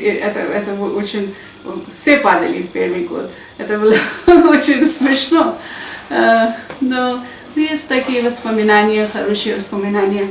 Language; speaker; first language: Russian; non-native, fluent; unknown